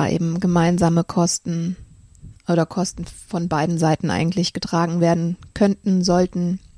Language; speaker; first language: German; native; German